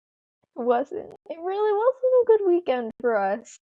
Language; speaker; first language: English; native; English